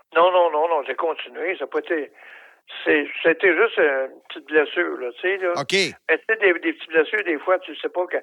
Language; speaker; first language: French; native; French